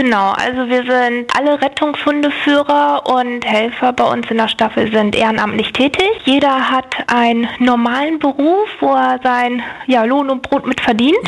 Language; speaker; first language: German; native; German